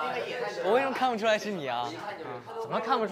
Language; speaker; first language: Chinese; native; Chinese